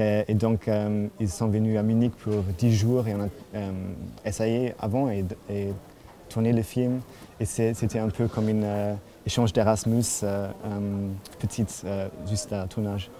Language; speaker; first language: French; non-native, fluent; German